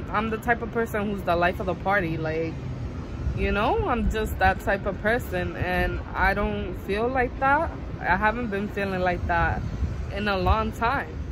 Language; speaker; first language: English; native; English